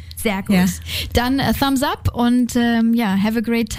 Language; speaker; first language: German; native; German